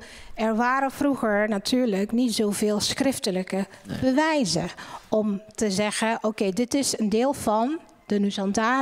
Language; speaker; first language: Dutch; non-native, fluent; Indonesian